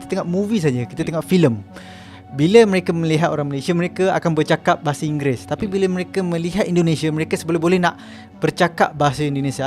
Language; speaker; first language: Malay; native; Malay